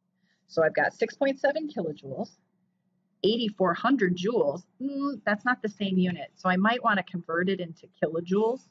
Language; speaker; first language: English; native; English